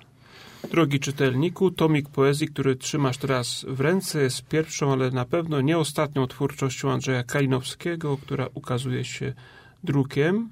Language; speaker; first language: Polish; native; Polish